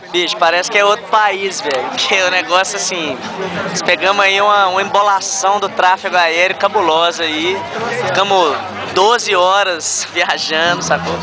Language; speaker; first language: Portuguese; native; Portuguese